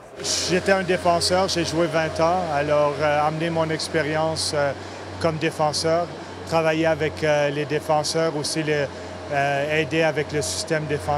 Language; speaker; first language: French; non-native, fluent; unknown